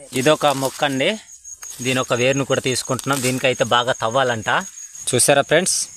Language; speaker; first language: Telugu; non-native, local second language; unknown